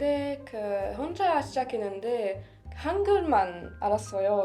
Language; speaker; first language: Korean; non-native, learner; French